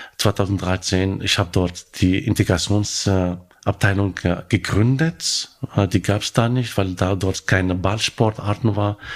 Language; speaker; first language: German; non-native, fluent; Arabic